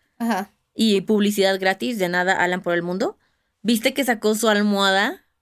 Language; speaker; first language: Spanish; native; Spanish